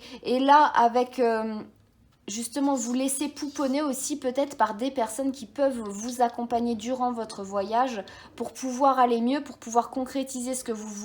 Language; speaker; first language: French; native; French